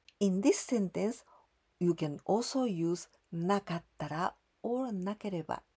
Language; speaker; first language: Japanese; native; Japanese